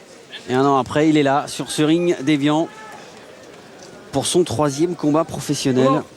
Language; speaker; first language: French; native; French